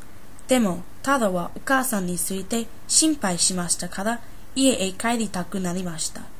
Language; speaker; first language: Japanese; non-native, learner; English